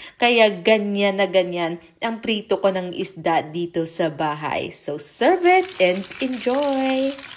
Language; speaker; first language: Filipino; non-native, local second language; Hiligaynon